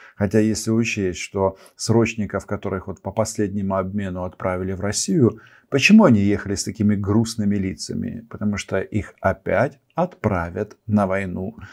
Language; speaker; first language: Russian; non-native, local second language; Ukrainian